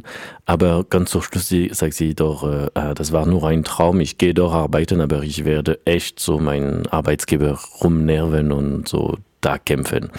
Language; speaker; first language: German; non-native, learner; French